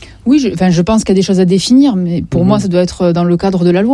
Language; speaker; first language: French; native; French